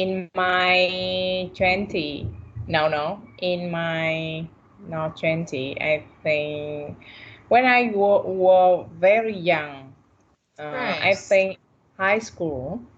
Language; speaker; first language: English; non-native, learner; Vietnamese